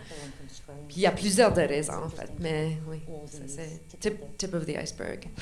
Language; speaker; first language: French; non-native, local second language; English